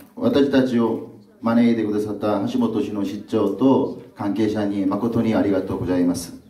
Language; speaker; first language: Japanese; non-native, learner; Korean